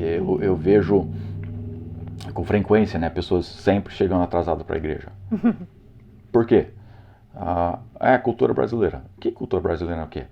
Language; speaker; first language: Portuguese; non-native, fluent; English